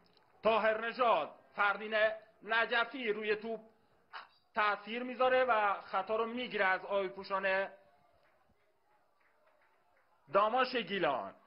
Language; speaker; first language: Persian; native; Persian